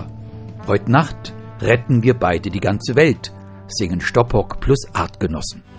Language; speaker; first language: German; native; German